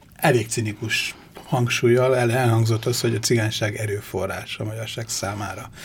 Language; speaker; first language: Hungarian; native; Hungarian